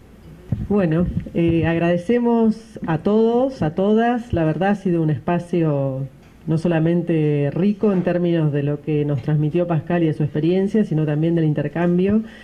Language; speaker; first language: Spanish; native; Spanish